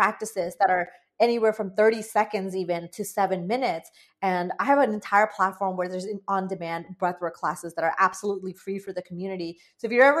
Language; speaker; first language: English; non-native, local second language; Bangla